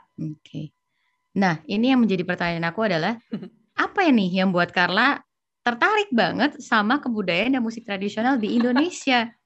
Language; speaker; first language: Indonesian; native; Indonesian